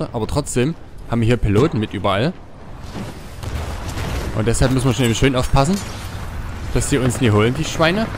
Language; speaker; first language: German; native; German